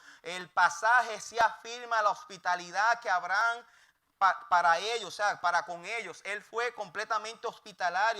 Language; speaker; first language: Spanish; native; Spanish